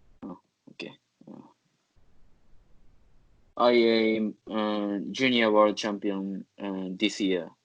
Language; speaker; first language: English; non-native, learner; Japanese